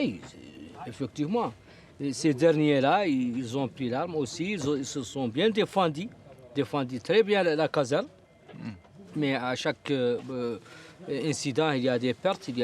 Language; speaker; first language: French; non-native, local second language; Arabic